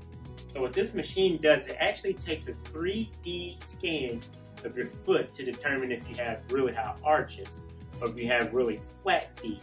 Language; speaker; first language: English; native; English